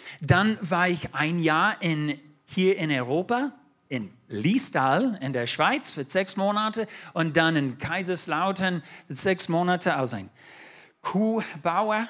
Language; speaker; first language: German; non-native, fluent; English